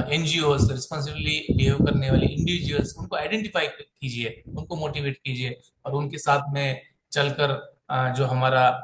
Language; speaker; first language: Hindi; non-native, local second language; Marathi